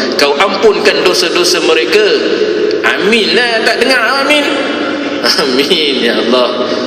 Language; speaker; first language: Malay; native; Malay